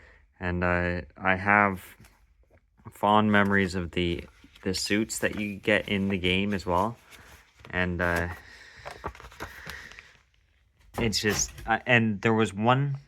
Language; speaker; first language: English; native; English